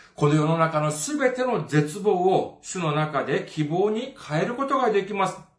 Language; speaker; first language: Japanese; non-native, fluent; Korean